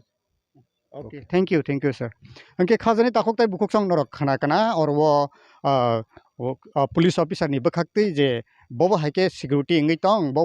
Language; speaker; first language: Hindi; non-native, local second language; Kok Borok